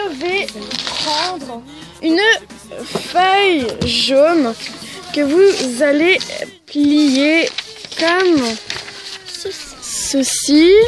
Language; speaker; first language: French; native; French